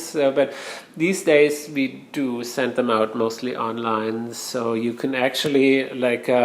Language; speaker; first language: English; non-native, fluent; German